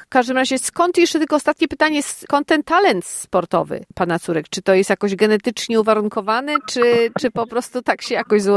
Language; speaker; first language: Polish; native; Polish